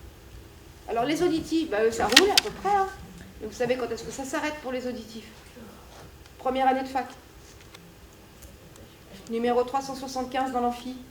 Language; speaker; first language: French; native; French